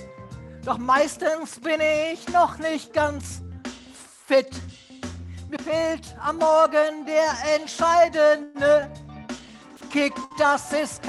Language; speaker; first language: German; native; German